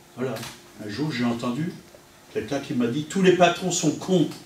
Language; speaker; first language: French; non-native, fluent; Italian